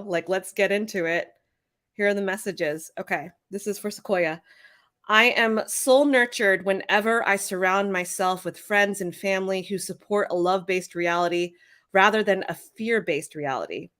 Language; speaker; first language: English; native; English